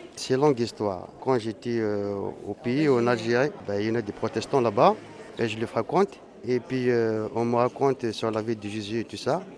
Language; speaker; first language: French; non-native, local second language; Kabyle